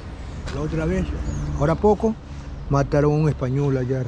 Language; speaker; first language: Spanish; native; Spanish